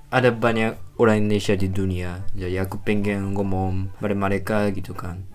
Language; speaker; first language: Indonesian; non-native, fluent; Japanese